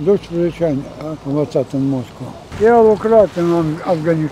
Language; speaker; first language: Romanian; non-native, local second language; Gagauz